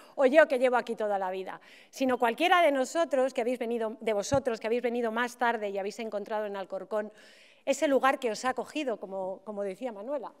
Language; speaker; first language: Spanish; native; Spanish